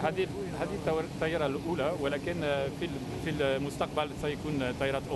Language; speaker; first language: Arabic; non-native, fluent; French